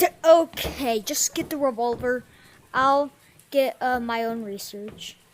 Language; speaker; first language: English; native; English